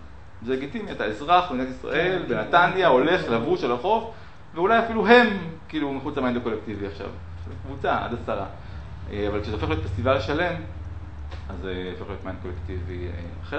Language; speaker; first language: Hebrew; native; Hebrew